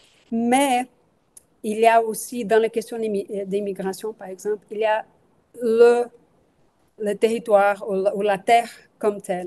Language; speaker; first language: French; non-native, fluent; Portuguese